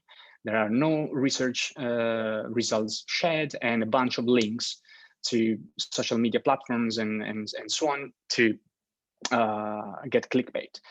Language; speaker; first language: English; non-native, fluent; Italian